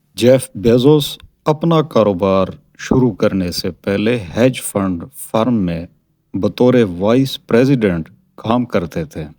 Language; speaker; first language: Urdu; non-native, local second language; Saraiki